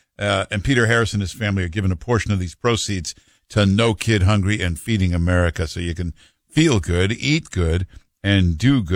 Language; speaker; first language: English; native; English